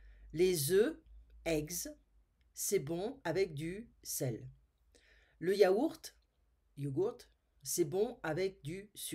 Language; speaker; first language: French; non-native, fluent; English